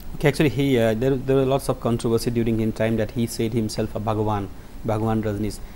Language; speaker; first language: English; non-native, local second language; Nepali